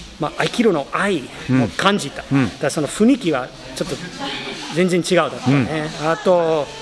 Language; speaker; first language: Japanese; non-native, fluent; English